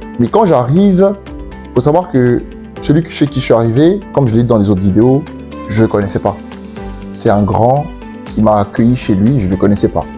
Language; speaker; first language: French; native; French